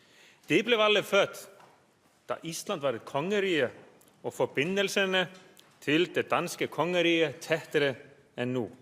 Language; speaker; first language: Danish; non-native, fluent; Icelandic